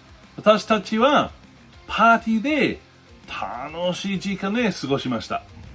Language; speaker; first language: Japanese; non-native, learner; English